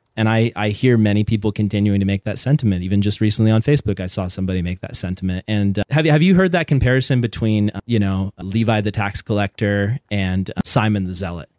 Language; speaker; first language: English; native; English